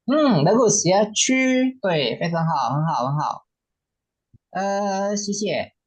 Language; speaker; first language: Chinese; non-native, fluent; Indonesian